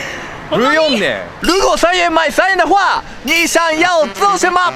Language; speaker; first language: Chinese; non-native, learner; Japanese